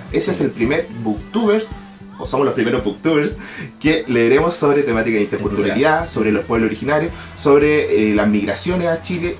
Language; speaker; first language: Spanish; native; Spanish